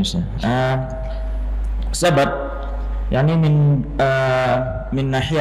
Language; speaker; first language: Arabic; non-native, learner; Indonesian